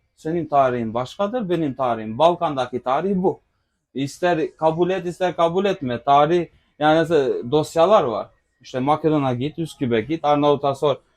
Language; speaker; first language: Turkish; non-native, local second language; Albanian